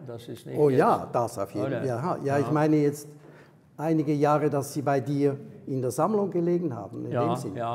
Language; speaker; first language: German; native; German